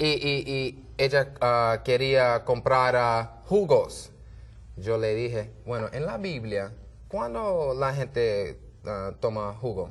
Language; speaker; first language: Spanish; non-native, learner; English